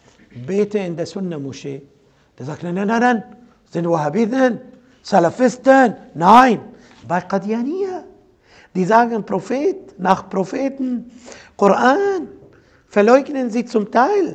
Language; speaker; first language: German; non-native, fluent; Arabic